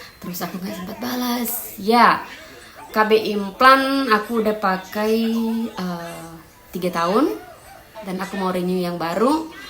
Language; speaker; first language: Indonesian; native; Indonesian